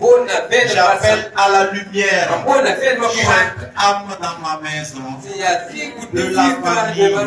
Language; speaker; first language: French; non-native, local second language; Mossi